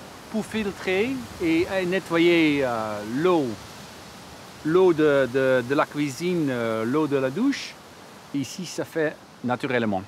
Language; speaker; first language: French; non-native, learner; Dutch